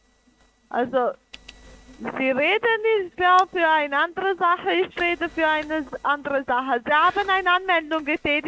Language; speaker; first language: German; non-native, learner; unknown